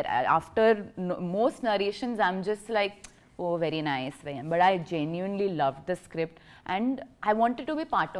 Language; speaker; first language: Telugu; non-native, learner; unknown